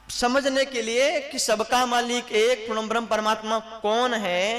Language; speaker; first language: Hindi; non-native, local second language; Gujarati